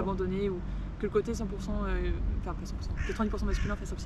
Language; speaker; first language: French; native; French